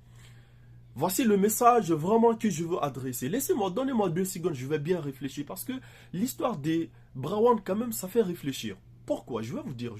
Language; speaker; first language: French; native; French